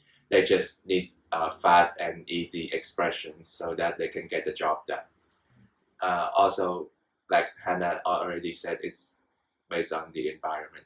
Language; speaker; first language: English; non-native, fluent; Vietnamese